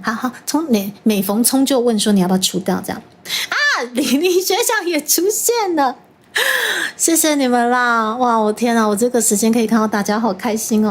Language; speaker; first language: Chinese; native; Chinese